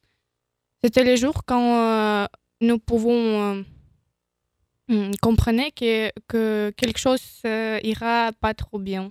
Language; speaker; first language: French; non-native, learner; Ukrainian